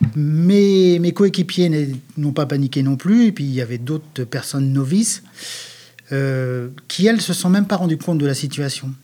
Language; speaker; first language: French; native; French